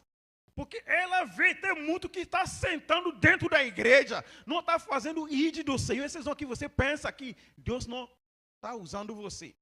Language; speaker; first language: Portuguese; non-native, learner; Yoruba